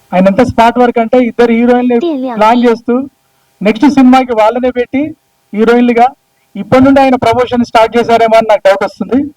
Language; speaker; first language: Telugu; native; Telugu